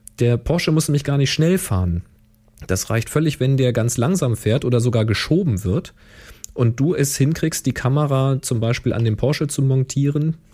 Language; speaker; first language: German; native; German